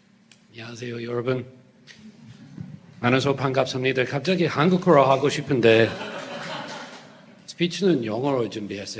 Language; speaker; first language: Korean; non-native, fluent; English